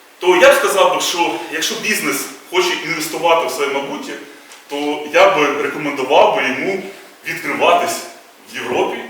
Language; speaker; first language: Ukrainian; native; Ukrainian